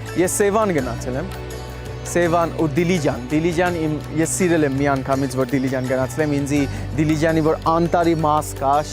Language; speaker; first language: Armenian; non-native, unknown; Bangla